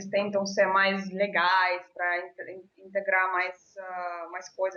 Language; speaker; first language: Portuguese; non-native, fluent; Russian